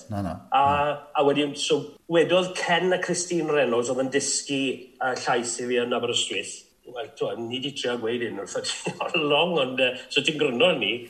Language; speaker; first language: Welsh; native; Welsh